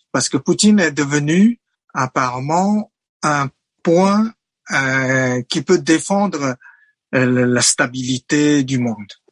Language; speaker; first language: French; non-native, fluent; Chinese